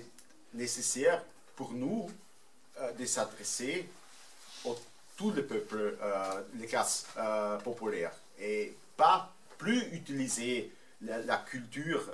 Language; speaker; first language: French; non-native, fluent; German